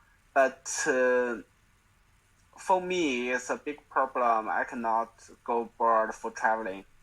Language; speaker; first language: English; non-native, learner; Chinese